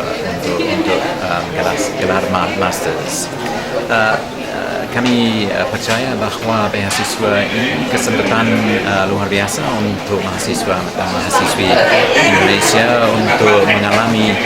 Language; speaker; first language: Indonesian; non-native, fluent; English